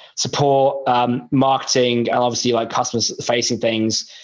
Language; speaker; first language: English; native; English